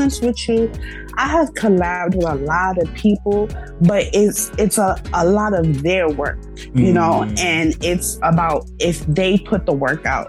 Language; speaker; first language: English; native; English